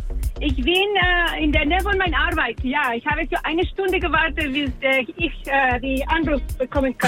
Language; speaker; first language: German; non-native, learner; Spanish